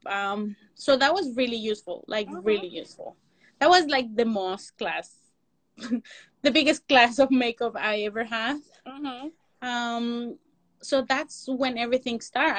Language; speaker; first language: English; non-native, fluent; Spanish